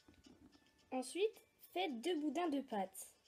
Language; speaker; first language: French; native; French